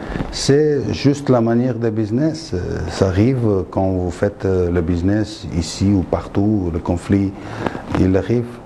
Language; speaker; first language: French; non-native, fluent; Georgian